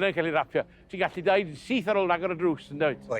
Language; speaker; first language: Welsh; native; Welsh